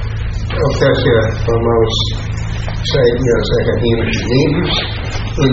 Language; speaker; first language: German; native; German